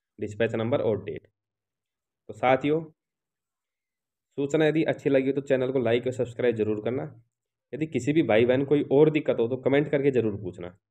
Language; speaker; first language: Hindi; native; Hindi